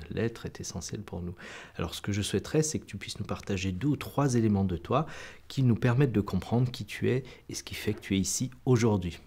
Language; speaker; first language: French; native; French